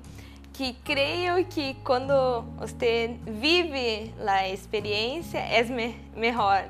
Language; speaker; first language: Spanish; non-native, learner; Portuguese